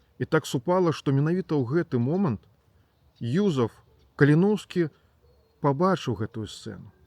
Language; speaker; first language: Belarusian; native; Belarusian